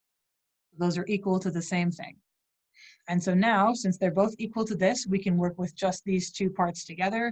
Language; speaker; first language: English; native; English